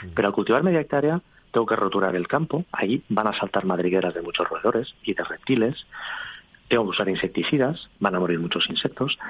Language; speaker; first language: Spanish; native; Spanish